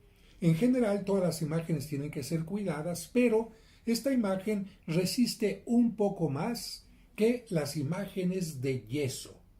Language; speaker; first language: Spanish; native; Spanish